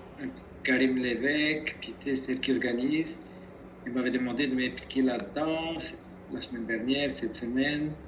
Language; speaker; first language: French; native; French